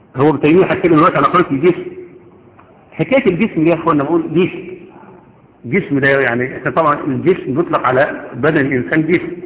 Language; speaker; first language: Arabic; native; Arabic